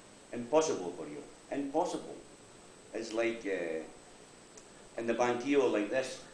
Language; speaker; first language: English; non-native, learner; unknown